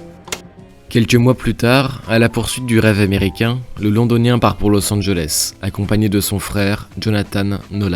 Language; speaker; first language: French; native; French